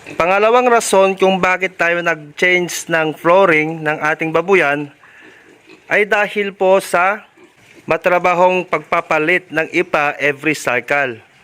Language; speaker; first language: Filipino; non-native, local second language; Iloko